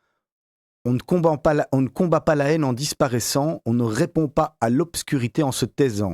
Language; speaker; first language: French; native; French